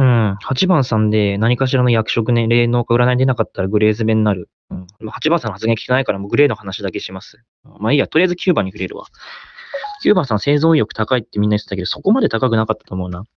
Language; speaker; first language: Japanese; native; Japanese